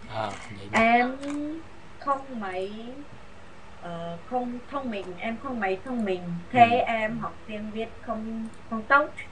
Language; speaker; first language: Vietnamese; non-native, learner; Khmer